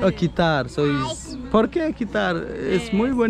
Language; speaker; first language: Spanish; non-native, learner; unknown